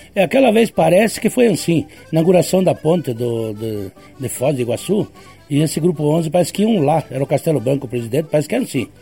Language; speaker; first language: Portuguese; native; Portuguese